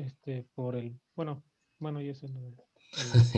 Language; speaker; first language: Spanish; native; Spanish